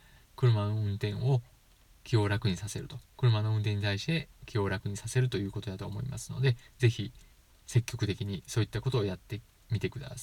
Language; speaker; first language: Japanese; native; Japanese